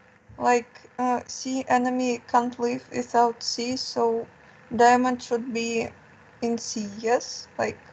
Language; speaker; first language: English; non-native, fluent; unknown